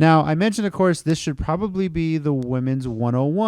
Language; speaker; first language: English; native; English